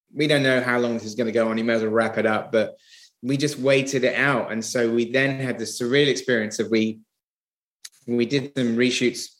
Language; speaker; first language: English; native; English